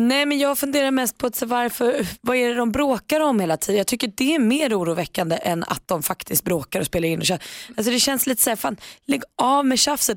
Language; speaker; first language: Swedish; native; Swedish